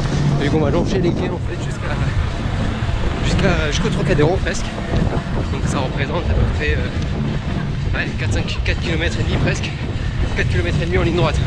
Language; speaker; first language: French; native; French